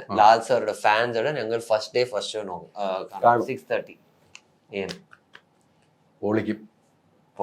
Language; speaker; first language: Malayalam; non-native, learner; Tamil